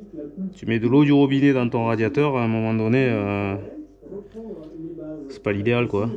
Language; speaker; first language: French; native; French